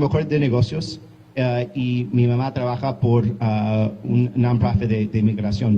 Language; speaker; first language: Spanish; early bilingual, heritage; English